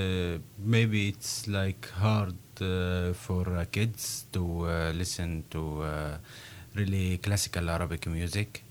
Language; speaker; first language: English; non-native, learner; Arabic